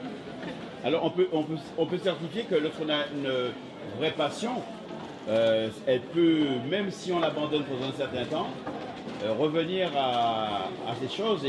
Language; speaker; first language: French; native; French